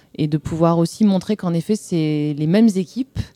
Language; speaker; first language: French; native; French